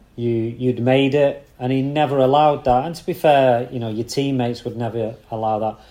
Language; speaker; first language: English; native; English